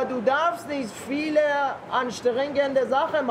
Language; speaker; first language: German; non-native, learner; Persian